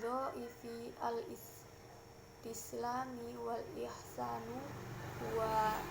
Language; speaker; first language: Arabic; non-native, learner; Indonesian